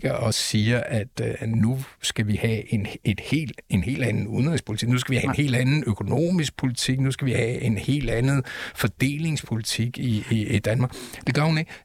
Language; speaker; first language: Danish; native; Danish